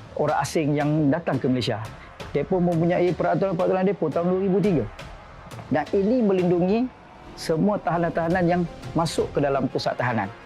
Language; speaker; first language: Malay; non-native, learner; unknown